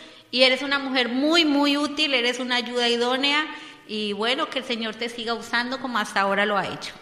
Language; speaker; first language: Spanish; native; Spanish